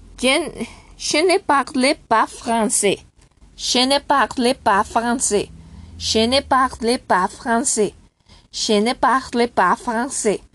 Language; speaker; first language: French; non-native, learner; Spanish